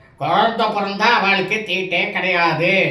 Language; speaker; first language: Tamil; native; Tamil